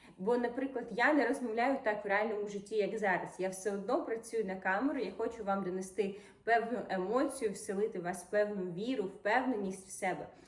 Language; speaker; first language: Ukrainian; non-native, local second language; Russian